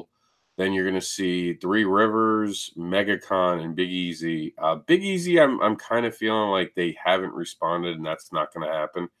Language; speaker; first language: English; native; English